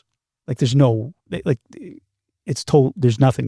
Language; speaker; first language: English; native; English